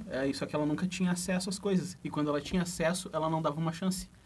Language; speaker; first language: Portuguese; native; Portuguese